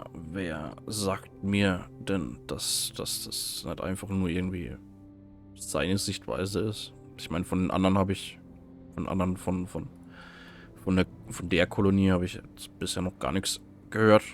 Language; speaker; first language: German; native; German